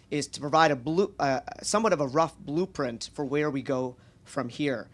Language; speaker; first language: English; native; English